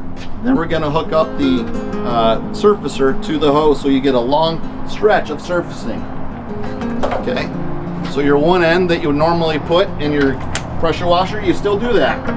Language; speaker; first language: English; native; English